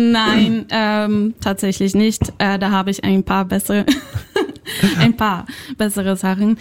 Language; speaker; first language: German; non-native, fluent; Swedish